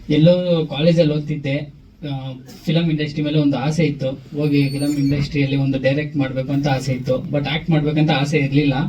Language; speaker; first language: Kannada; native; Kannada